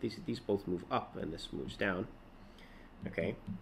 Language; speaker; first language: English; native; English